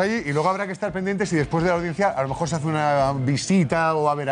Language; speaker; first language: Spanish; native; Spanish